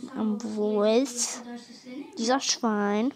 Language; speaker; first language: German; non-native, learner; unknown